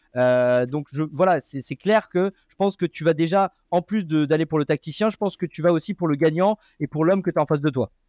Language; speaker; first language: French; native; French